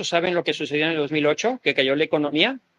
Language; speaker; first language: Spanish; native; Spanish